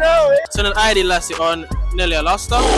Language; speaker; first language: Finnish; non-native, learner; English